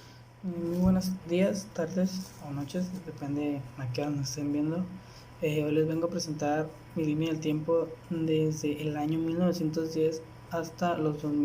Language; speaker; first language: Spanish; native; Spanish